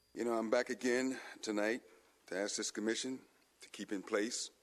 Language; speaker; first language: English; native; English